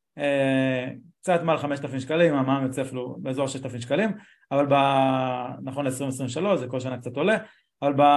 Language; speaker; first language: Hebrew; native; Hebrew